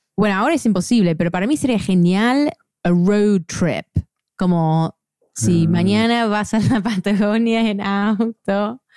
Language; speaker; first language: Spanish; non-native, fluent; English